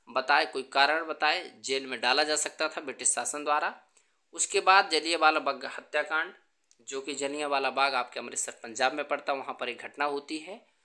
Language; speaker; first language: Hindi; native; Hindi